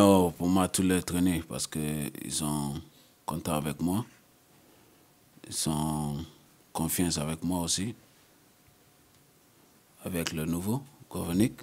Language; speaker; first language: French; non-native, learner; English